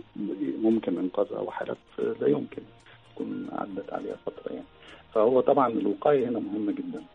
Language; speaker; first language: Arabic; native; Arabic